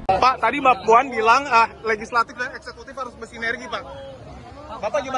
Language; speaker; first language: Indonesian; native; Indonesian